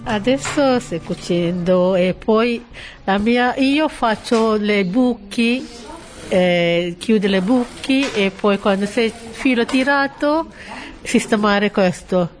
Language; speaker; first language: Italian; non-native, learner; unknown